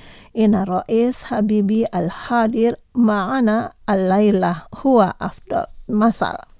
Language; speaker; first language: Arabic; non-native, fluent; Indonesian